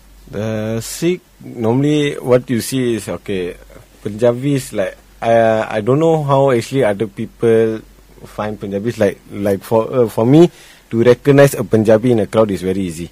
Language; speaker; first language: English; native; English